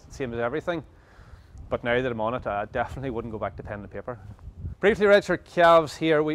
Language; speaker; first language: English; native; English